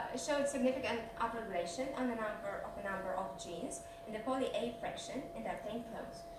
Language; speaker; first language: English; non-native, fluent; Russian